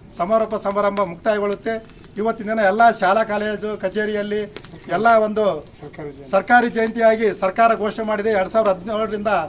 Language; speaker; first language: Kannada; non-native, local second language; Lambadi